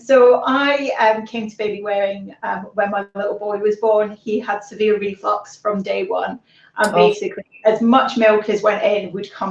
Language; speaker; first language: English; native; English